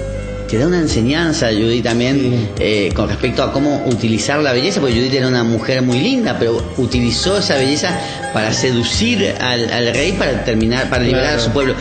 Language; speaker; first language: Spanish; native; Spanish